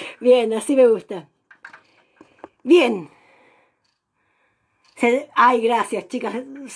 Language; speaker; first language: Spanish; native; Spanish